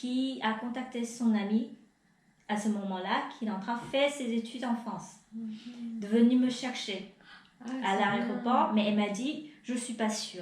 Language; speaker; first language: French; non-native, fluent; Vietnamese